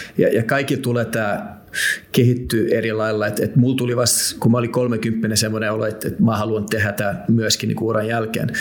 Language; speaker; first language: Finnish; non-native, local second language; Swedish